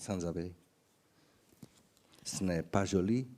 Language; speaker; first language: French; non-native, learner; Portuguese